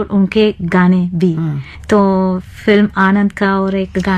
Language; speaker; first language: Hindi; non-native, fluent; Sinhala